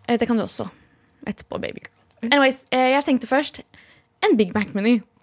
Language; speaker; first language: Norwegian; early bilingual, other home language; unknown